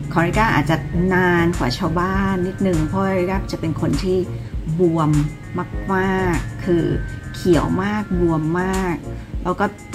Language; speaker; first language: Thai; early bilingual, other home language; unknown